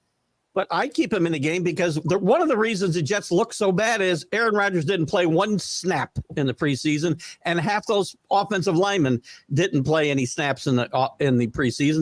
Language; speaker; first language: English; native; English